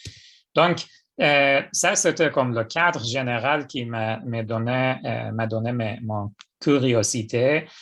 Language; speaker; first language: French; non-native, fluent; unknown